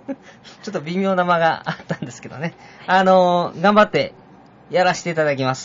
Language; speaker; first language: Japanese; native; Japanese